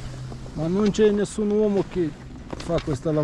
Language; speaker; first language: Italian; non-native, learner; Romanian